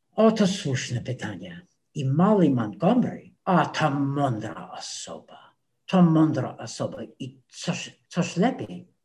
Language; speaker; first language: Polish; non-native, fluent; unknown